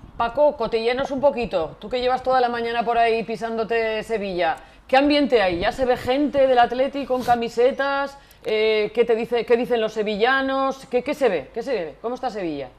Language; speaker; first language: Spanish; native; Spanish